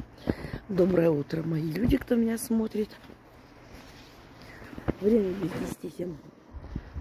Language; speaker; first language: Russian; native; Russian